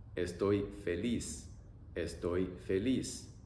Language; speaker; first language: Spanish; non-native, fluent; English